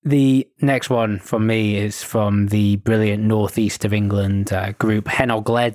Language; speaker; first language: English; native; English